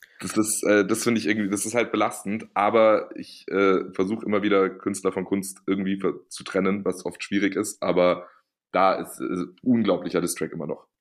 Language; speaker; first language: German; native; German